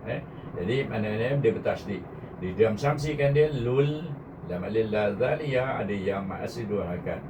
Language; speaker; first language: Malay; native; Malay